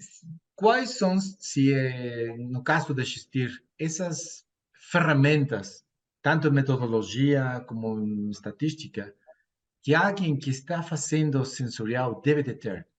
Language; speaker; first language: Portuguese; non-native, fluent; Spanish